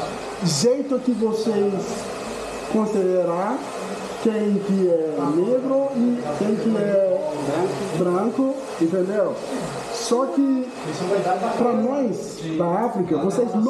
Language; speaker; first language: Portuguese; non-native, fluent; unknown